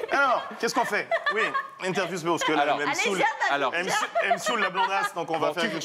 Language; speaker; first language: French; native; French